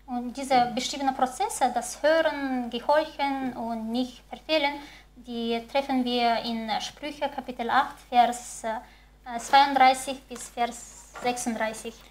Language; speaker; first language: German; non-native, fluent; Chinese